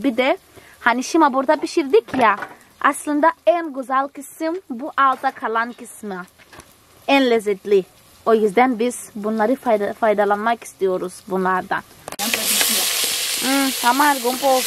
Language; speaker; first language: Turkish; non-native, fluent; Portuguese